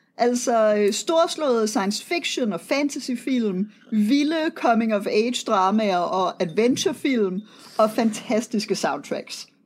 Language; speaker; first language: Danish; native; Danish